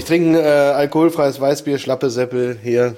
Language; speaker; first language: German; native; German